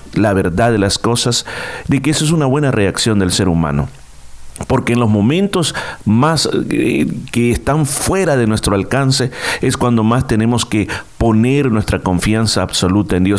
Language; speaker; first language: Spanish; native; Spanish